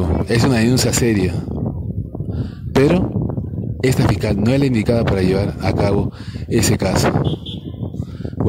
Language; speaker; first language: Spanish; native; Spanish